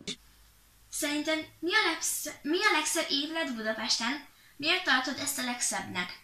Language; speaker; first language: Hungarian; early bilingual, heritage; Hungarian